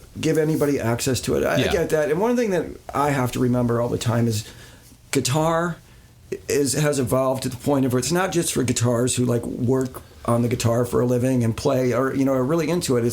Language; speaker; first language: English; native; English